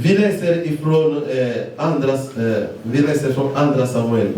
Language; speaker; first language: Swedish; non-native, fluent; Lingala